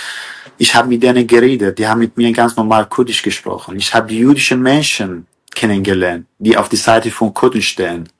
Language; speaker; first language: German; non-native, fluent; Kurdish